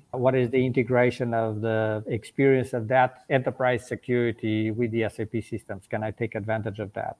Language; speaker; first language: English; non-native, fluent; Portuguese